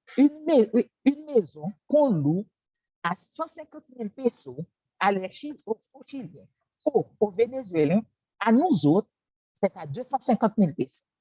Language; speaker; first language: French; non-native, local second language; Haitian Creole